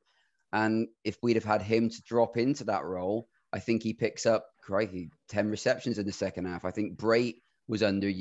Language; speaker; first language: English; native; English